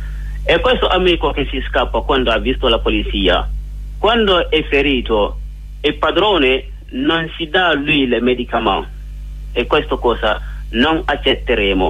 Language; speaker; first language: Italian; non-native, learner; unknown